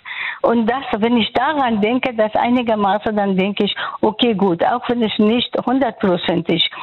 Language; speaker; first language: German; non-native, fluent; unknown